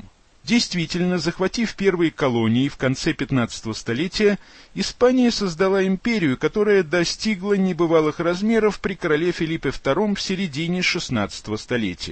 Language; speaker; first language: Russian; native; Russian